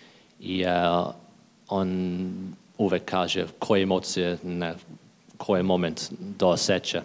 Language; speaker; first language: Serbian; non-native, learner; English